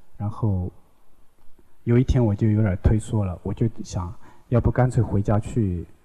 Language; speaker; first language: Chinese; non-native, local second language; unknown